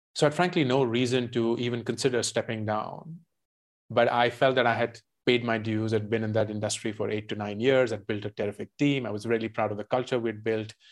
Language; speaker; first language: English; non-native, local second language; Hindi